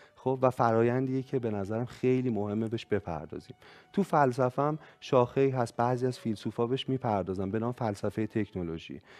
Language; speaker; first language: Persian; native; Persian